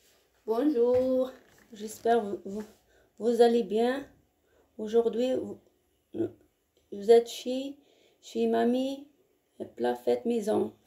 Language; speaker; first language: French; non-native, learner; Arabic